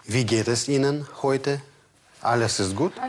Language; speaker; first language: German; non-native, fluent; Russian